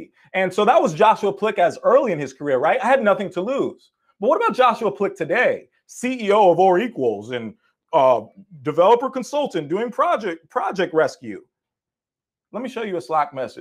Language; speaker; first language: English; native; English